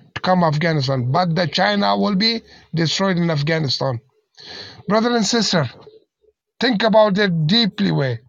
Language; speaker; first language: English; non-native, learner; Persian